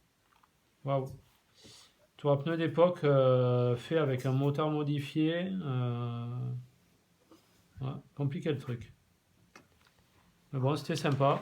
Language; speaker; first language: French; native; French